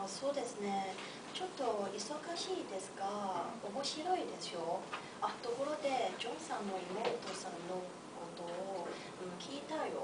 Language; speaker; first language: Japanese; non-native, learner; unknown